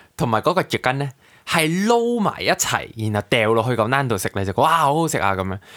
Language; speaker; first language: Cantonese; native; Cantonese